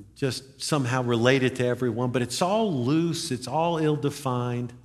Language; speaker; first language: English; native; English